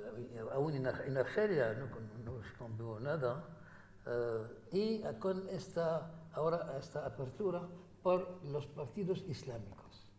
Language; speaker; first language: Spanish; non-native, fluent; Arabic